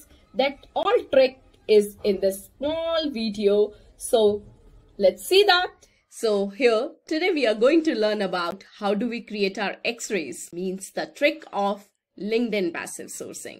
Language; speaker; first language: English; non-native, local second language; Hindi